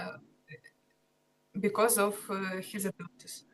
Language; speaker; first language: English; non-native, learner; Russian